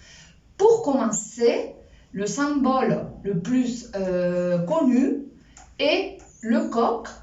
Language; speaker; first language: French; non-native, fluent; Spanish